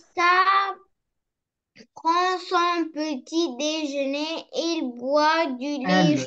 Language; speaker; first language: French; non-native, learner; Arabic